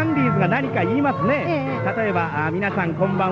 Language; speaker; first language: Japanese; native; Japanese